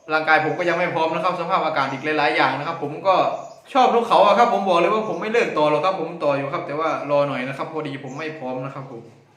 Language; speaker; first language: Thai; native; Thai